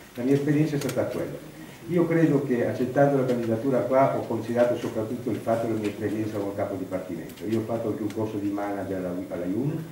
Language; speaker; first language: Italian; early bilingual, heritage; Italian